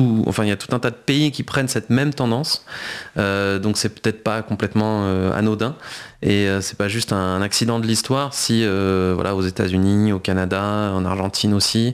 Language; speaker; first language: French; native; French